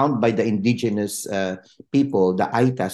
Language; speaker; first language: English; non-native, local second language; Filipino